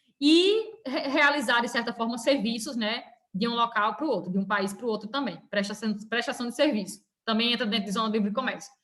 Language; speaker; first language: Portuguese; native; Portuguese